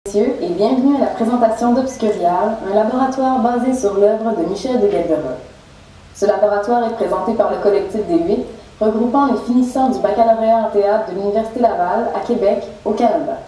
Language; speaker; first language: French; native; French